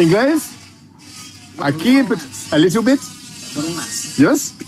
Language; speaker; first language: Spanish; non-native, learner; English